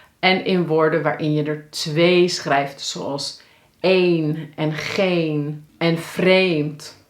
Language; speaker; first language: Dutch; native; Dutch